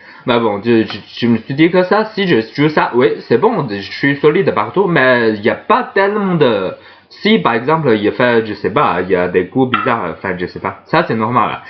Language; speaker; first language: French; non-native, fluent; Chinese